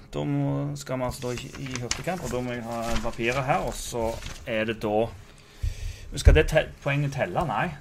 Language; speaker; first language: Norwegian; native; Norwegian